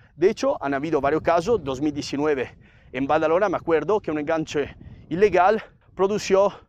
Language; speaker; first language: Spanish; non-native, fluent; Italian